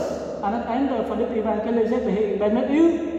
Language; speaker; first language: Dutch; non-native, fluent; Vietnamese